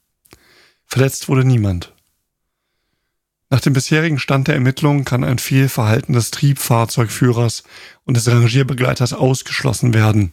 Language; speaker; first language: German; native; German